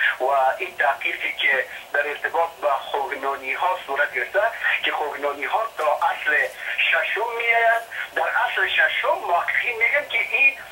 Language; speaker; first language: Persian; non-native, local second language; Shughni